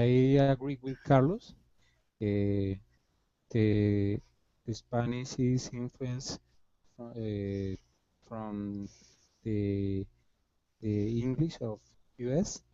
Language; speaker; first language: English; non-native, learner; Spanish